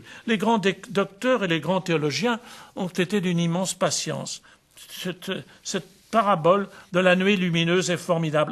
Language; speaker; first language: French; native; French